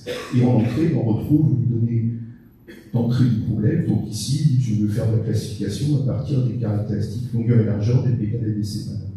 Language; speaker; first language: French; native; French